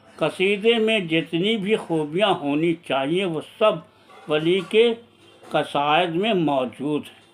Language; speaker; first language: Urdu; native; Urdu